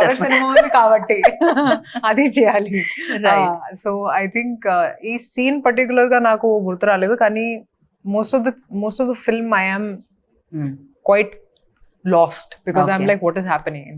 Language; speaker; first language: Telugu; non-native, fluent; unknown